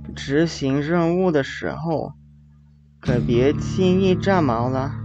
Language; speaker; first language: Chinese; non-native, learner; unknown